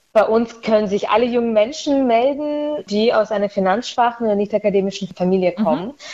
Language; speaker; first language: German; early bilingual, other home language; Russian